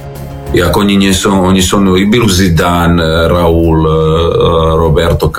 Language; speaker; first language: Polish; non-native, learner; Serbian